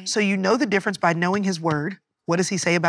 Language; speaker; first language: English; native; English